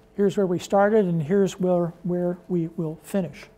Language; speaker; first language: English; native; English